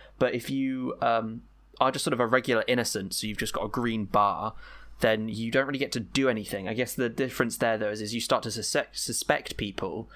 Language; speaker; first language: English; native; English